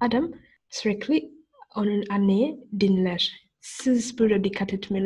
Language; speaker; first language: Turkish; non-native, fluent; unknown